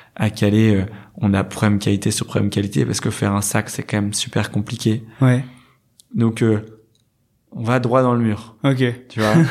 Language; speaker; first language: French; native; French